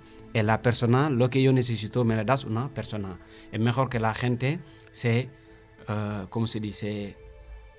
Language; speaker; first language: Spanish; non-native, learner; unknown